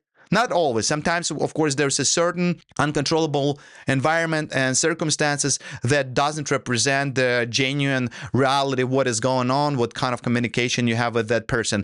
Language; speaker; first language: English; non-native, fluent; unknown